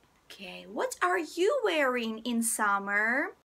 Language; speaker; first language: English; non-native, fluent; Russian